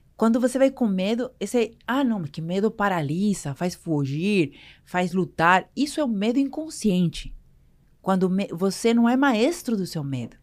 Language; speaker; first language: Portuguese; non-native, fluent; Spanish